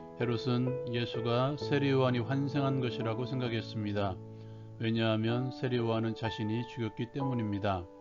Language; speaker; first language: Korean; native; Korean